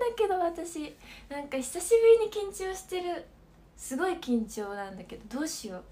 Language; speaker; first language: Japanese; native; Japanese